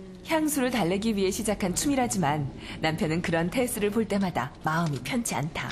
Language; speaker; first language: Korean; native; Korean